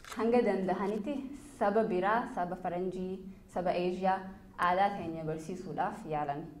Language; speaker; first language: Oromo; early bilingual, heritage; Oromo